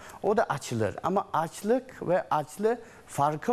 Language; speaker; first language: Turkish; non-native, learner; Chinese